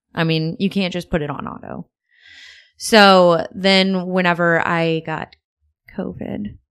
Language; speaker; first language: English; native; English